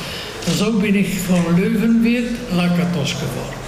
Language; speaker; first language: German; non-native, fluent; Hungarian